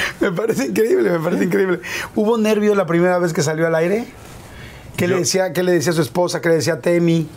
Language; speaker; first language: Spanish; native; Spanish